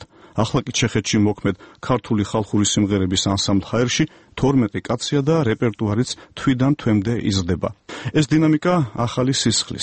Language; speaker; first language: Georgian; native; Georgian